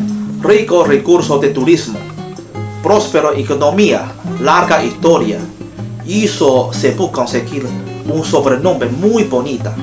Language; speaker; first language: Spanish; non-native, fluent; Chinese